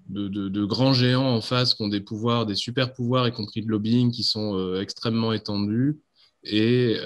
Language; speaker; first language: French; native; French